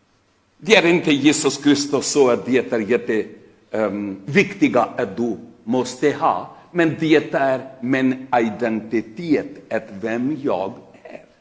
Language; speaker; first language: Swedish; non-native, fluent; Urdu